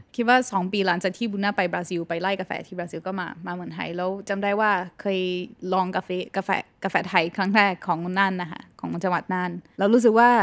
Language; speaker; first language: Thai; non-native, fluent; Portuguese